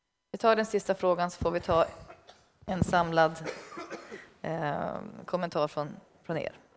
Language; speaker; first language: Swedish; native; Swedish